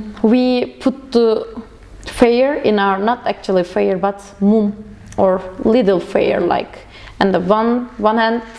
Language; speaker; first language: English; non-native, learner; Turkish